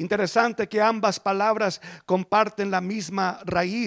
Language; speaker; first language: Spanish; early bilingual, heritage; Spanish